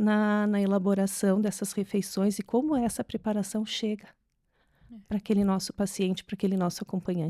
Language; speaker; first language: Portuguese; native; Portuguese